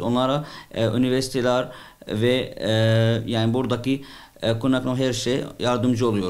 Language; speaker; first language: Turkish; non-native, fluent; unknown